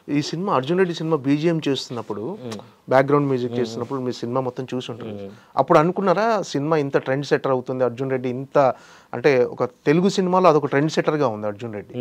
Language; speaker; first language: Telugu; native; Telugu